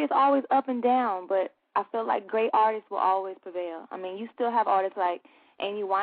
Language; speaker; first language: English; native; English